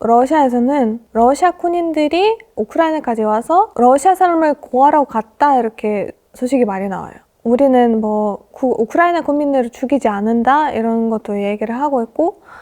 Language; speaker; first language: Korean; non-native, fluent; Russian